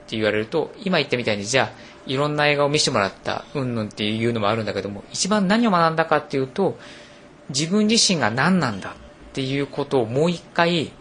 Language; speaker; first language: Japanese; native; Japanese